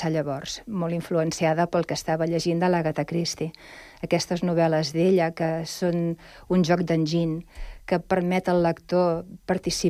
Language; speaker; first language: Catalan; native; Catalan